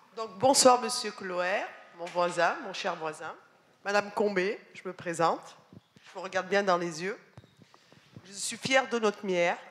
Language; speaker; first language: French; native; French